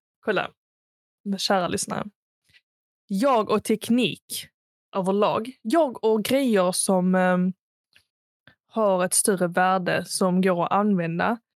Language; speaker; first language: Swedish; early bilingual, other home language; Arabic